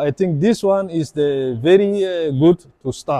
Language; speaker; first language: English; non-native, learner; French